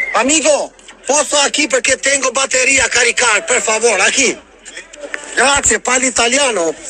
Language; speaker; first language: Italian; non-native, learner; Albanian